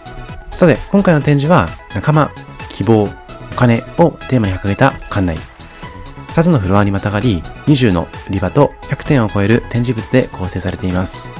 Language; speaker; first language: Japanese; native; Japanese